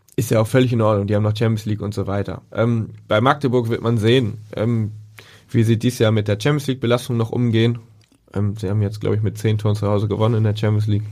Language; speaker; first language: German; native; German